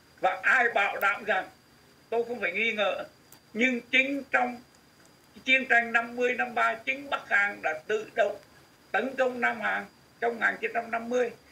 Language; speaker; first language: Vietnamese; native; Vietnamese